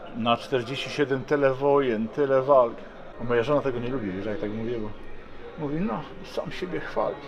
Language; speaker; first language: Polish; native; Polish